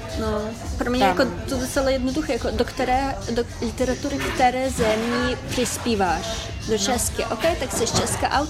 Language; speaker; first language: Czech; non-native, fluent; Ukrainian